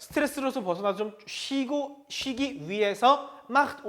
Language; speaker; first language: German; non-native, fluent; Korean